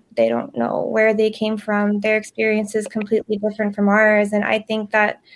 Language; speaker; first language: English; early bilingual, other home language; Spanish